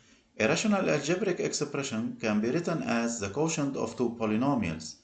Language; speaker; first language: English; non-native, local second language; Arabic